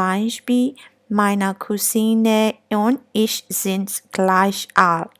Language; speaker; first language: German; non-native, learner; Burmese